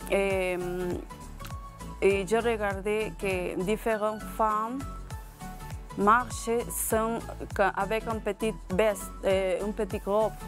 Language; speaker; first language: French; non-native, learner; Spanish